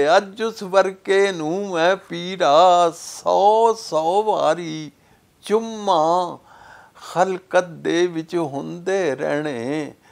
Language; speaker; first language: Punjabi; native; Punjabi